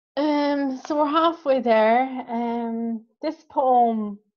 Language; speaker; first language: English; native; English